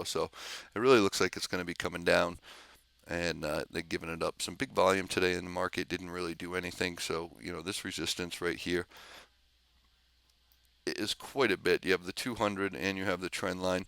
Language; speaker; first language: English; native; English